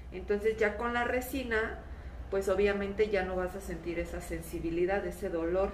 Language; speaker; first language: Spanish; native; Spanish